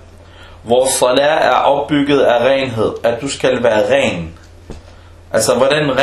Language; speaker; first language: Danish; early bilingual, other home language; Arabic